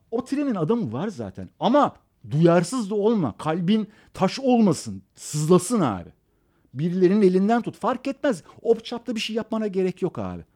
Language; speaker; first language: Turkish; early bilingual, other home language; Persian